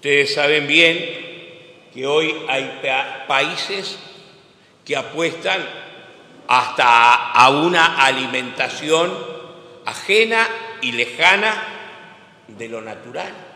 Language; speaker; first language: Spanish; native; Spanish